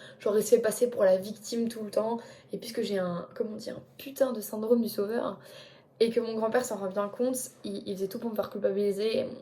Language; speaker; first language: French; native; French